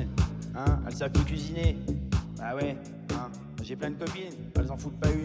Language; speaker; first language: French; native; French